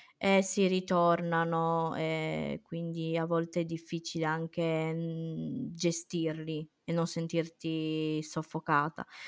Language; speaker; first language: Italian; early bilingual, other home language; Romany